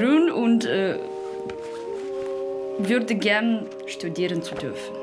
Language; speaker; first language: German; non-native, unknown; Uzbek